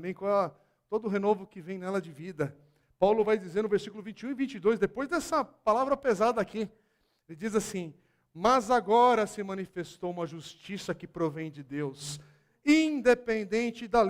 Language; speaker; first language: Portuguese; native; Portuguese